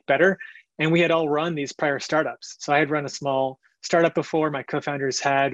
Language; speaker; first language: English; native; English